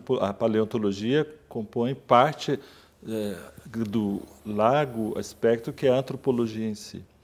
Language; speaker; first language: Portuguese; native; Portuguese